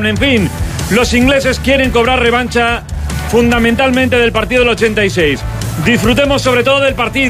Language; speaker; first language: Spanish; native; Spanish